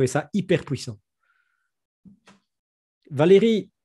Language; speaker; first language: French; native; French